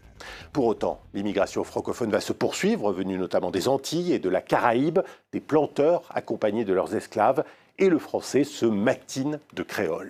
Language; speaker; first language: French; native; French